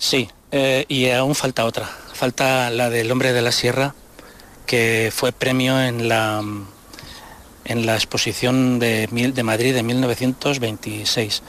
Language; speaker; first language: Spanish; native; Spanish